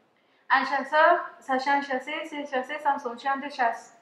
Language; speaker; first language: French; non-native, fluent; Spanish